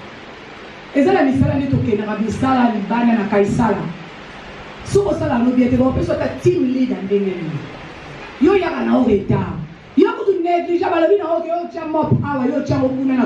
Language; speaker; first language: Lingala; native; Lingala